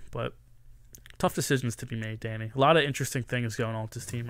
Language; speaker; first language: English; native; English